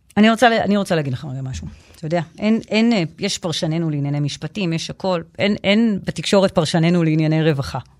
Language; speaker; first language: Hebrew; native; Hebrew